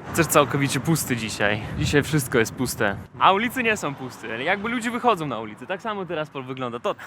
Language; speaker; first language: Polish; non-native, fluent; Russian